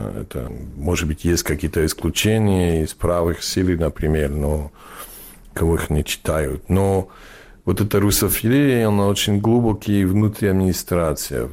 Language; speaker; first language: Russian; non-native, fluent; English